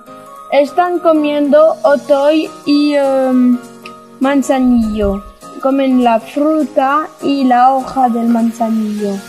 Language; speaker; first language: Spanish; non-native, fluent; French